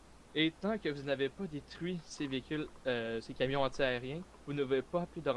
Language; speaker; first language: French; native; French